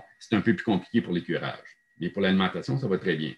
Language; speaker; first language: French; native; French